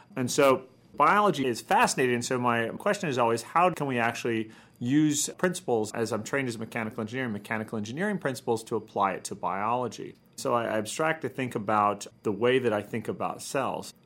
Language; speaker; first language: English; native; English